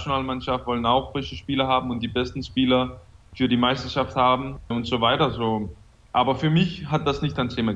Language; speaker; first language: German; non-native, fluent; Danish